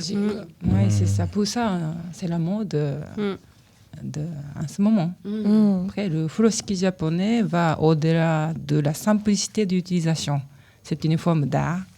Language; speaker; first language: French; non-native, learner; Japanese